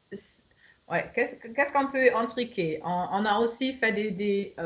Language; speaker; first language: French; non-native, fluent; German